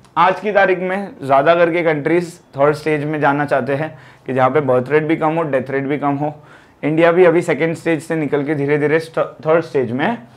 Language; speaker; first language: Hindi; non-native, local second language; Gujarati